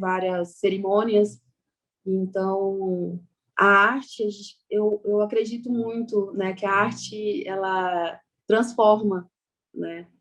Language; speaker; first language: Portuguese; non-native, local second language; Kayapó